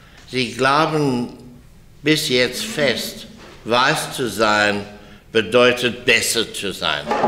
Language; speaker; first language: German; non-native, fluent; English